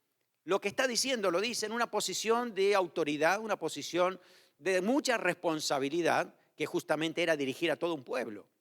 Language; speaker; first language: Spanish; native; Spanish